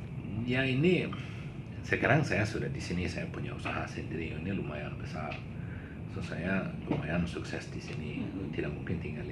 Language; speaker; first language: Indonesian; non-native, learner; Swedish